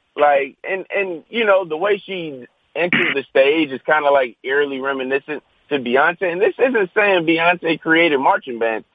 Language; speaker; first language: English; native; English